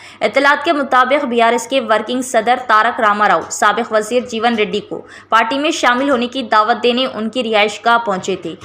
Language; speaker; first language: Urdu; native; Urdu